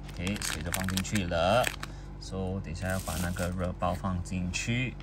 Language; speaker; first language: Chinese; non-native, local second language; English